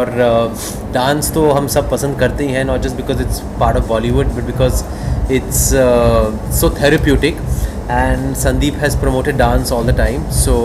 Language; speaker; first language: Hindi; native; Hindi